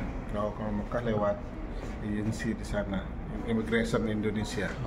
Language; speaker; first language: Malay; non-native, local second language; Sasak